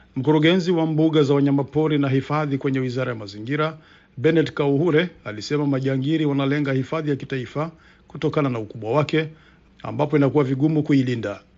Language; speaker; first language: Swahili; non-native, local second language; Rundi